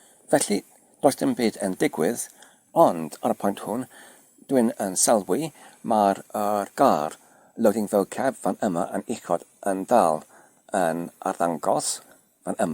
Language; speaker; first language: Welsh; non-native, learner; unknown